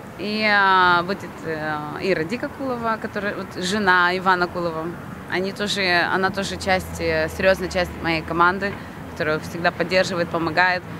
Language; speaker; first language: Russian; non-native, local second language; Romanian